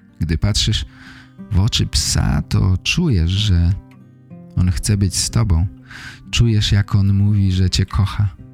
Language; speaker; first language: Polish; native; Polish